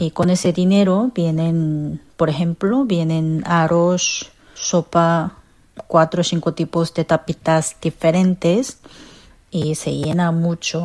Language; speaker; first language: Spanish; non-native, fluent; Korean